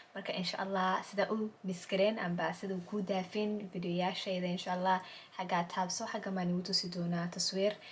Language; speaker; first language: Somali; early bilingual, heritage; Somali